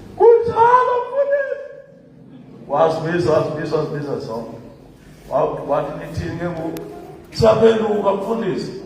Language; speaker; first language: Zulu; non-native, local second language; Xhosa